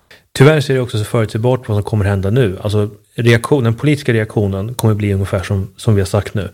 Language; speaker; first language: Swedish; native; Swedish